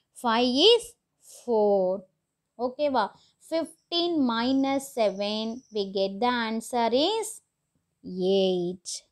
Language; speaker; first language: English; non-native, local second language; Tamil